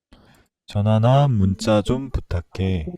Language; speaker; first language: Korean; non-native, fluent; Mongolian